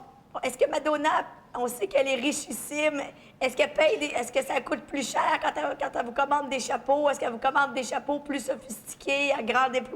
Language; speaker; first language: French; native; French